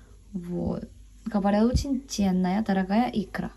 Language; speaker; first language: Russian; non-native, learner; Korean